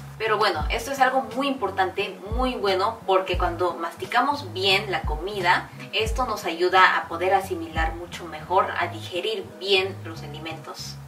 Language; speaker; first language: Spanish; non-native, fluent; Korean